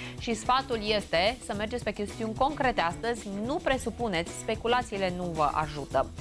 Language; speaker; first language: Romanian; native; Romanian